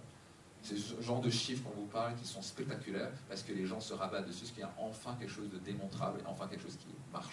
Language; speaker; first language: French; native; French